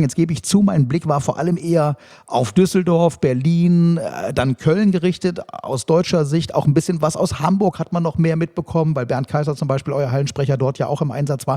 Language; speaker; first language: German; native; German